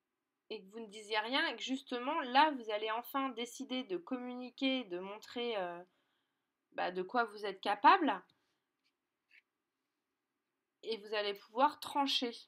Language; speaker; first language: French; native; French